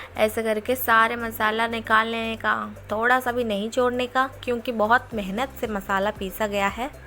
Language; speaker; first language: Hindi; non-native, local second language; Odia